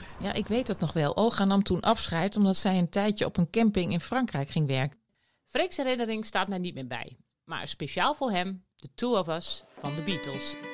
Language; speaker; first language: Dutch; native; Dutch